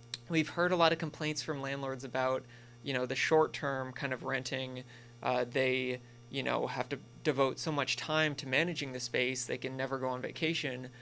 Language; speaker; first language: English; native; English